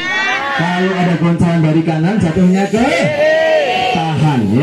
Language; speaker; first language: Indonesian; non-native, local second language; Javanese